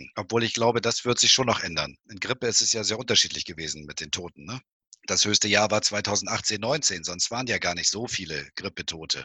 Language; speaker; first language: German; native; German